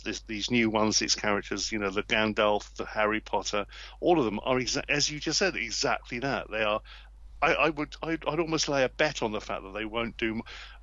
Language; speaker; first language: English; native; English